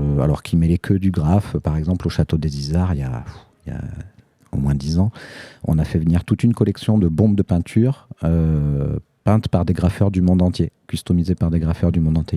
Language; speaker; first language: French; native; French